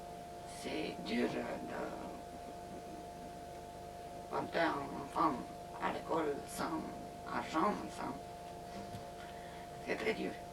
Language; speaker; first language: French; non-native, fluent; Romanian